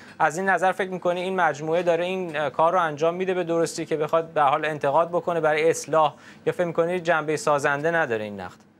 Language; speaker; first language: Persian; native; Persian